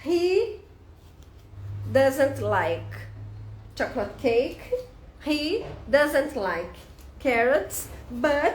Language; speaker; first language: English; non-native, fluent; Portuguese